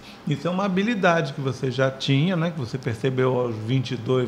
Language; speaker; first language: Portuguese; native; Portuguese